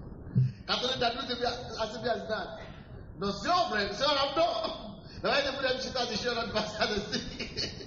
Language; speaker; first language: Russian; non-native, fluent; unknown